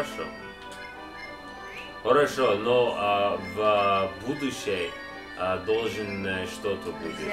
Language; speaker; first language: Russian; non-native, learner; English